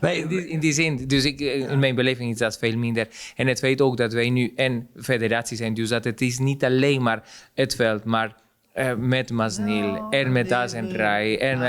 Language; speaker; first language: Dutch; non-native, fluent; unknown